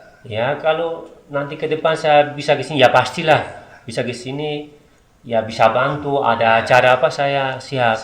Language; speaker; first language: Indonesian; non-native, learner; Spanish